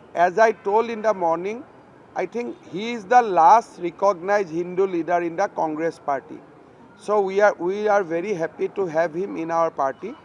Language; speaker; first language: English; non-native, local second language; Assamese